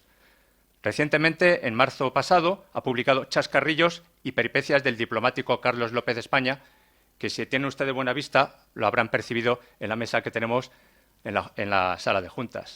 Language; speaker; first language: Spanish; native; Spanish